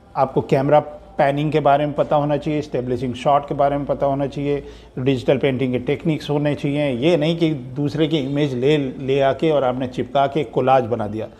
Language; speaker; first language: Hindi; native; Hindi